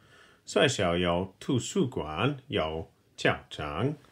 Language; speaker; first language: Chinese; non-native, fluent; English